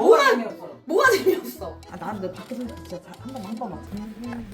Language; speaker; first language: Korean; native; Korean